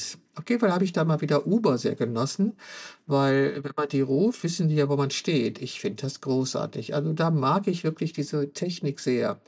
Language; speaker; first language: German; native; German